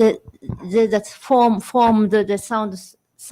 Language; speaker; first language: English; non-native, learner; Japanese